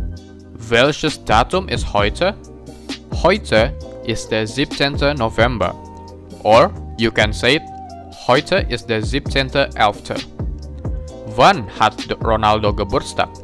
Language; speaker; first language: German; non-native, learner; Indonesian